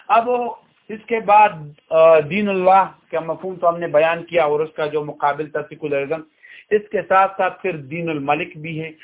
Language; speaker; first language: Urdu; non-native, local second language; Pashto